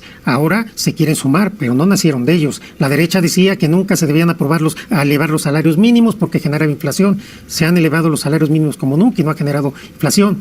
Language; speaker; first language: Spanish; native; Spanish